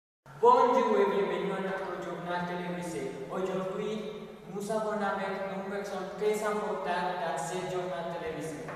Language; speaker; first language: French; non-native, learner; Spanish